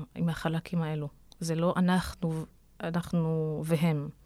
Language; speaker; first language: Hebrew; non-native, local second language; Arabic